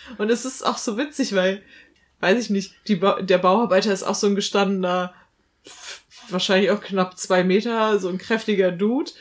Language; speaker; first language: German; native; German